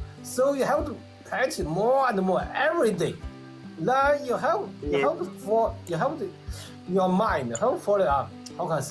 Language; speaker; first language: English; non-native, learner; Vietnamese